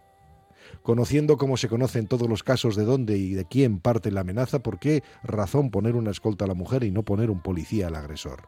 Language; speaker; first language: Spanish; native; Spanish